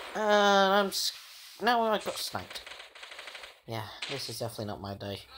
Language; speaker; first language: English; native; English